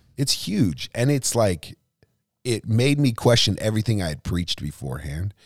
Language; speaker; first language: English; native; English